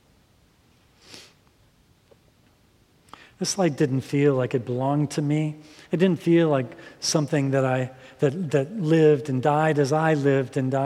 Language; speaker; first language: English; native; English